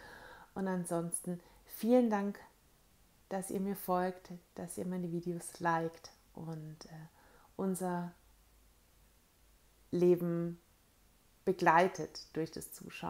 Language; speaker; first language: German; native; German